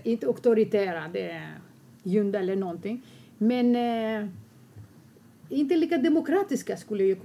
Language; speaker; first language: Swedish; non-native, fluent; Greek